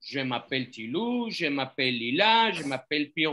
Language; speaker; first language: French; non-native, fluent; Spanish